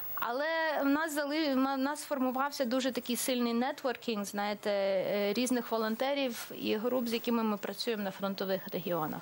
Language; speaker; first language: Ukrainian; native; Ukrainian